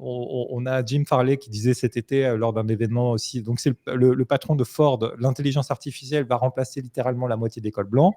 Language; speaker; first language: French; native; French